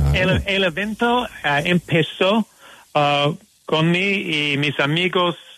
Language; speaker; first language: Spanish; non-native, learner; English